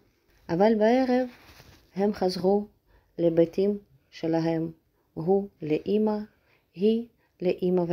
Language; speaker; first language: Hebrew; non-native, learner; Russian